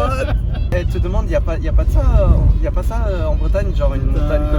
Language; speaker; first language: French; native; French